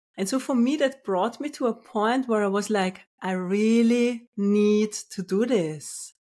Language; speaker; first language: English; non-native, fluent; German